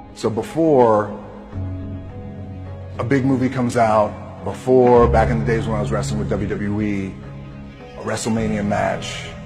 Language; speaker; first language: English; native; English